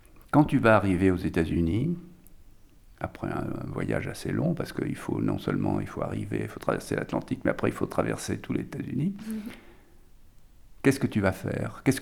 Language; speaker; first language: French; native; French